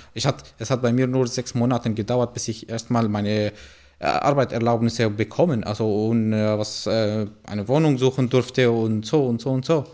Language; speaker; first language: German; non-native, fluent; Arabic